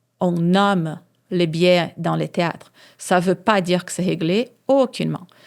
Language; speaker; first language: French; non-native, fluent; Portuguese